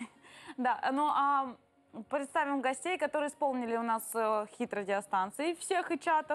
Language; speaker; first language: Russian; native; Russian